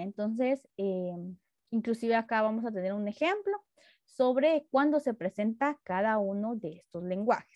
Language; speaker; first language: Spanish; native; Spanish